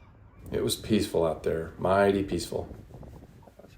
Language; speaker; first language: English; native; English